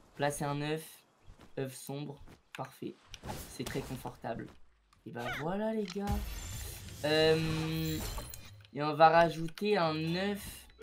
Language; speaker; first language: French; native; French